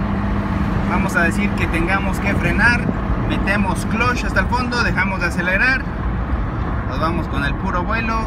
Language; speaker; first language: Spanish; native; Spanish